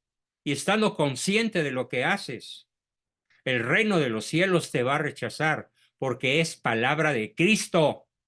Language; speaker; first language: Spanish; native; Spanish